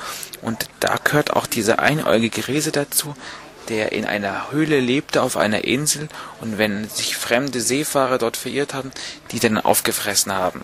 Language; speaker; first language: German; native; German